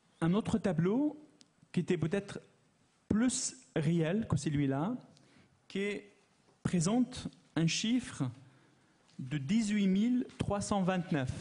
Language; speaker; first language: French; non-native, fluent; Arabic